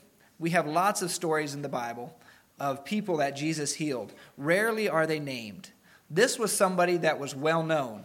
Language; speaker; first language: English; native; English